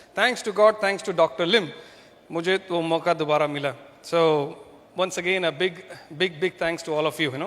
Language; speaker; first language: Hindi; non-native, local second language; Malayalam